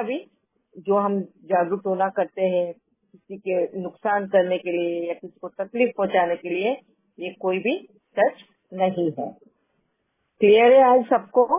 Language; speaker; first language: Hindi; native; Hindi